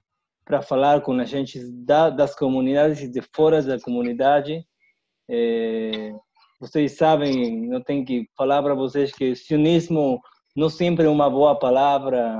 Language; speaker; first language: Portuguese; non-native, fluent; Spanish